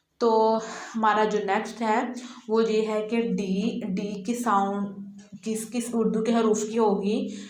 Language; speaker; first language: Urdu; native; Urdu